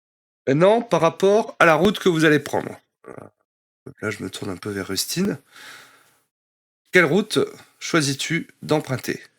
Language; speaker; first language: French; native; French